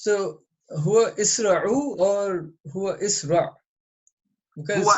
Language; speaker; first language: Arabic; non-native, learner; English